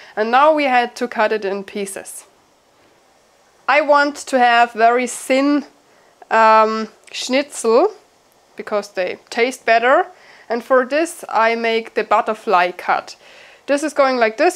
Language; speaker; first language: English; non-native, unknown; German